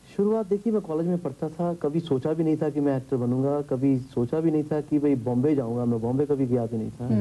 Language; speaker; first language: Hindi; early bilingual, heritage; Hindi